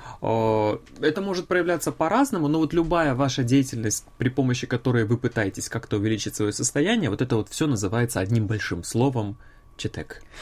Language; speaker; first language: Russian; native; Russian